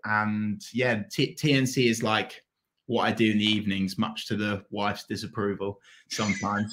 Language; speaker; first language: English; native; English